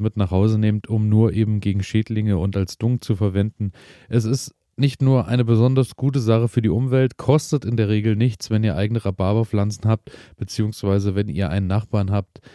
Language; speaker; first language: German; native; German